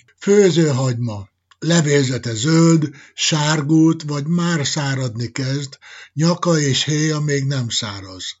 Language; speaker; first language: Hungarian; native; Hungarian